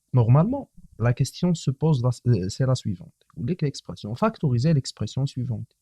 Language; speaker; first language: French; non-native, local second language; Arabic